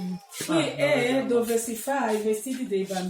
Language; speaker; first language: Italian; non-native, learner; French